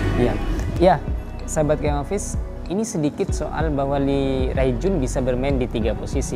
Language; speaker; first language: Indonesian; native; Indonesian